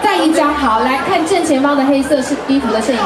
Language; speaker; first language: Chinese; native; Chinese